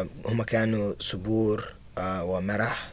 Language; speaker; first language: Arabic; non-native, learner; English